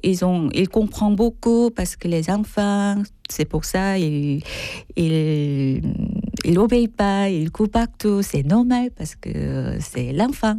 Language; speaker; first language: French; non-native, fluent; Korean